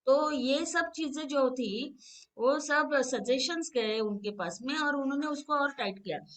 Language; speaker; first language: Hindi; non-native, local second language; Marathi